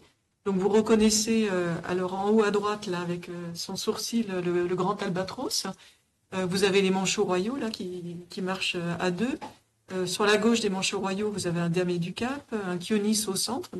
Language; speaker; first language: French; native; French